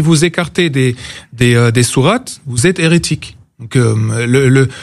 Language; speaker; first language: French; non-native, local second language; Arabic